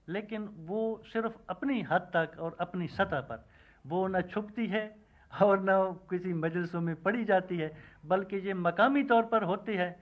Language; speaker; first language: Urdu; non-native, local second language; Punjabi